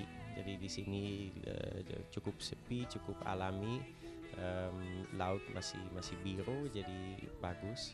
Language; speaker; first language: Indonesian; non-native, fluent; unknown